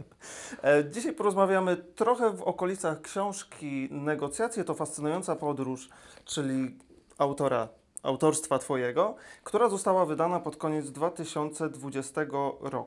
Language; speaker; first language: Polish; native; Polish